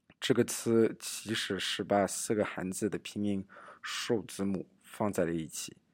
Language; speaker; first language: Chinese; non-native, learner; English